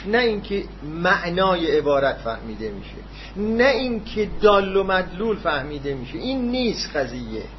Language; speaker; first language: Persian; non-native, local second language; Azerbaijani